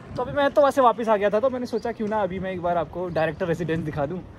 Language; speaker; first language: Hindi; native; Hindi